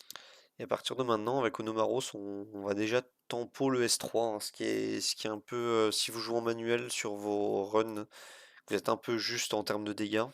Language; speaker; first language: French; native; French